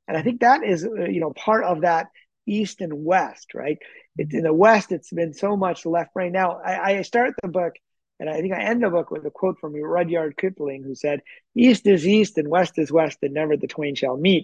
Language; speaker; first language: English; native; English